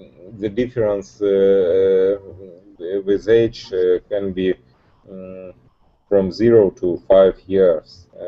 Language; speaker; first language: English; non-native, learner; Russian